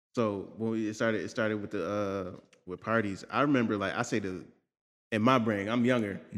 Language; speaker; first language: English; native; English